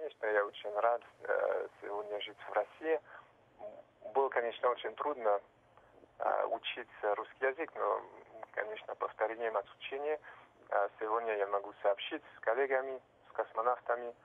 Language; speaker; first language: Russian; non-native, learner; French